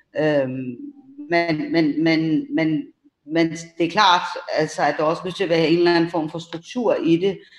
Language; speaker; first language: Danish; early bilingual, other home language; Persian